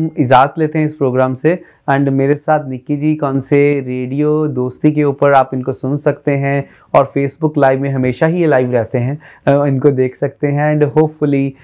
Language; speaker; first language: Hindi; native; Hindi